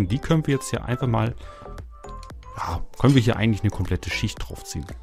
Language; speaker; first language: German; native; German